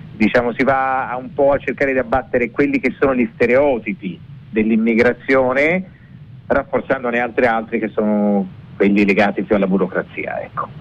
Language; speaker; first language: Italian; native; Italian